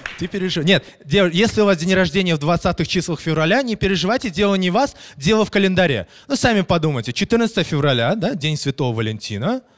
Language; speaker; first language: Russian; native; Russian